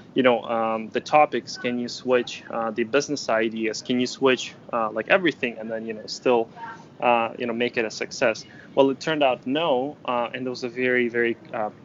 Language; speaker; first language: English; non-native, fluent; Ukrainian